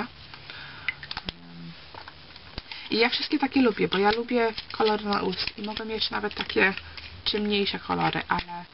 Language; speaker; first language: Polish; early bilingual, heritage; Polish